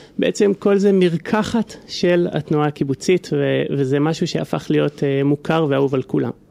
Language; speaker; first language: Hebrew; native; Hebrew